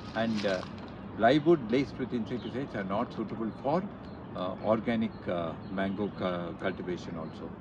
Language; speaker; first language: English; non-native, local second language; Kannada